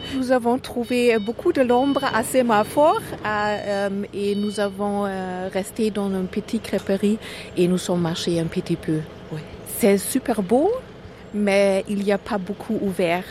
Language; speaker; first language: French; non-native, learner; German